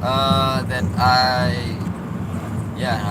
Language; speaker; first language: English; non-native, learner; Indonesian